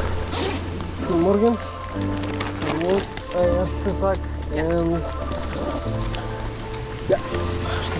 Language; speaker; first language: Dutch; non-native, learner; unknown